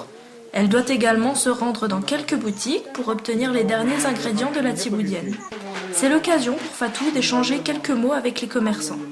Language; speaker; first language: French; native; French